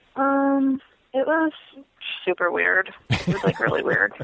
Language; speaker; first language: English; native; English